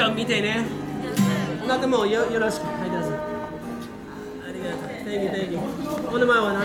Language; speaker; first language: Japanese; non-native, learner; English